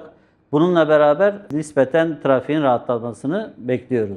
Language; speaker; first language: Turkish; native; Turkish